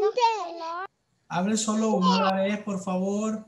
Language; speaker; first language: Spanish; native; Spanish